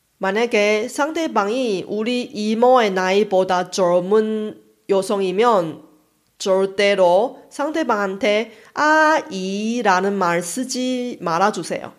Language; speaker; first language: Korean; non-native, fluent; Chinese